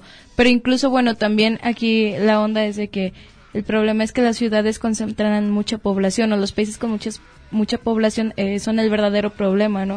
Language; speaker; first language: Spanish; native; Spanish